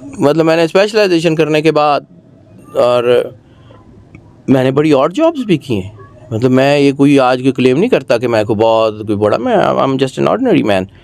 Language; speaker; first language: Urdu; non-native, local second language; Punjabi